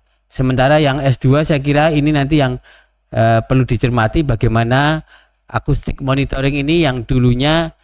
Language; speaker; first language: Indonesian; native; Indonesian